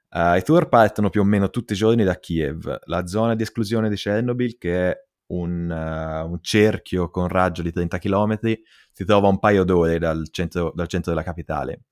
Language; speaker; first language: Italian; native; Italian